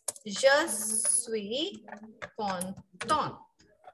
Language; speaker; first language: French; non-native, fluent; Hindi